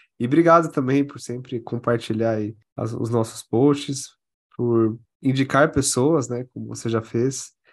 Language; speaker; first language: Portuguese; native; Portuguese